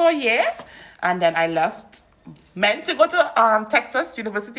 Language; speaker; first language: English; native; English